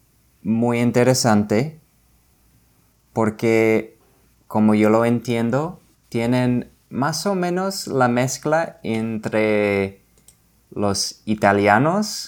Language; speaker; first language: Spanish; non-native, fluent; English